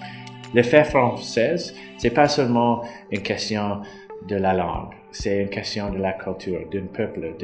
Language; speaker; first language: French; non-native, fluent; English